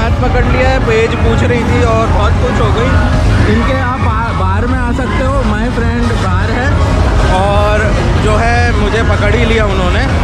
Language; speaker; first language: Hindi; native; Hindi